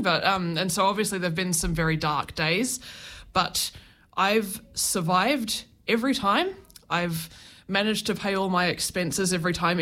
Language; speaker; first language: English; native; English